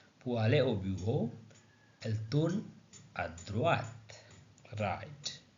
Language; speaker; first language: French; non-native, learner; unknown